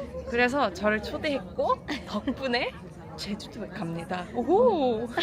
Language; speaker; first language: Korean; non-native, fluent; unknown